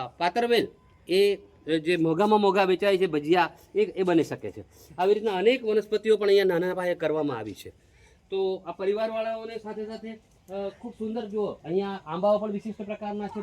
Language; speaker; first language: Gujarati; native; Gujarati